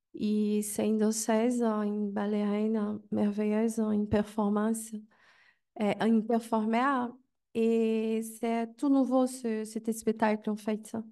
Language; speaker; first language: French; non-native, fluent; Portuguese